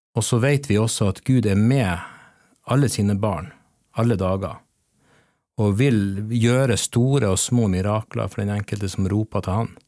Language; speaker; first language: Norwegian; native; Norwegian